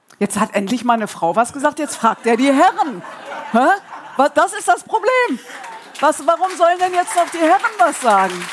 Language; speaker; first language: German; early bilingual, other home language; Arabic